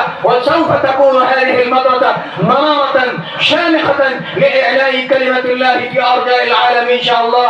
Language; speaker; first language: Arabic; non-native, fluent; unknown